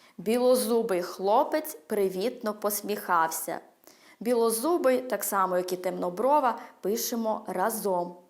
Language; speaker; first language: Ukrainian; early bilingual, heritage; Ukrainian